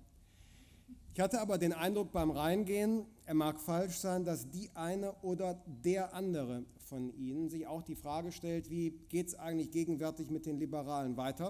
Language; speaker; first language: German; native; German